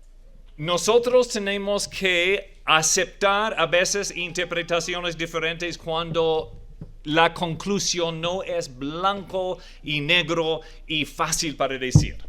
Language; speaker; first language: Spanish; non-native, fluent; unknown